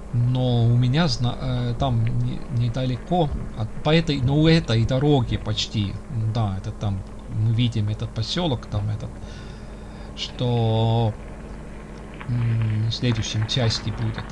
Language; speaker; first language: Russian; non-native, local second language; Estonian